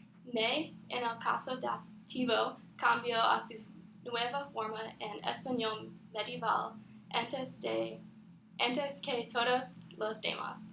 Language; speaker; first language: Spanish; non-native, learner; English